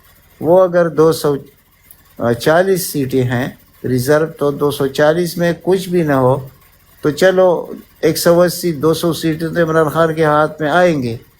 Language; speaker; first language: Urdu; native; Urdu